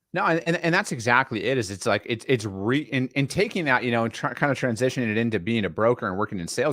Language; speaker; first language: English; native; English